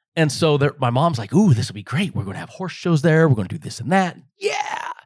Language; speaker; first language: English; native; English